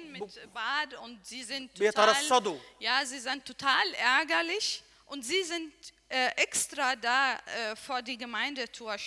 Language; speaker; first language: German; non-native, learner; Arabic